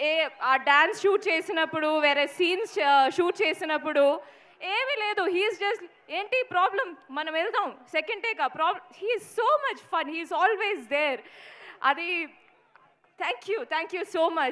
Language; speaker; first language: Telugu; non-native, fluent; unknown